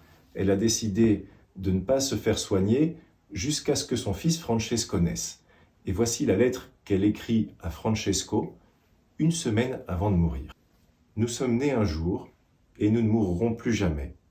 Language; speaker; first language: French; native; French